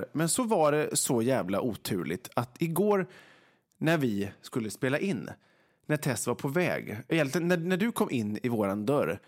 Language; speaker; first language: Swedish; native; Swedish